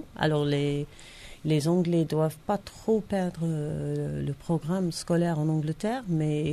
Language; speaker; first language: French; non-native, fluent; English